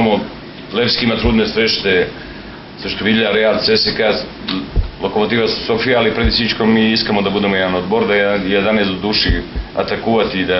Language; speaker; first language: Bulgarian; non-native, learner; Serbian